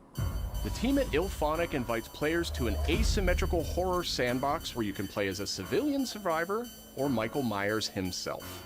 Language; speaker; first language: English; native; English